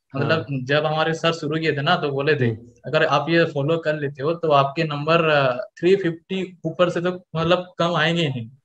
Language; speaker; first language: Hindi; non-native, local second language; Odia